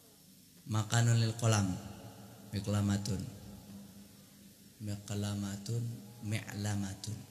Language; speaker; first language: Arabic; non-native, fluent; Indonesian